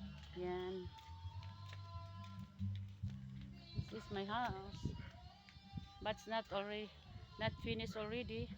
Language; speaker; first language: English; non-native, learner; Filipino